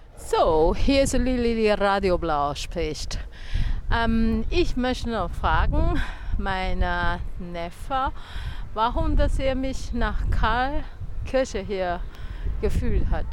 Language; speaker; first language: German; non-native, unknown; Chinese